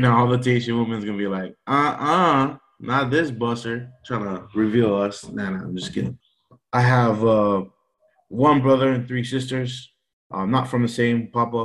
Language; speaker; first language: English; early bilingual, other home language; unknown